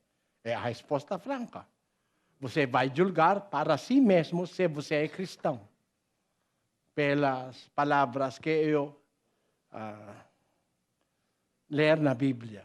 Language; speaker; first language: Portuguese; non-native, learner; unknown